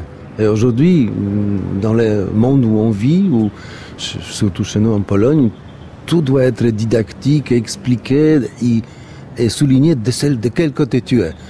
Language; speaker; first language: French; non-native, fluent; Polish